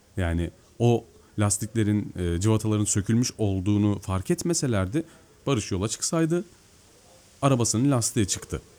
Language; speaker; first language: Turkish; native; Turkish